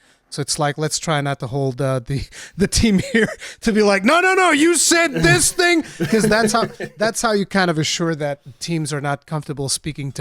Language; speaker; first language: English; native; English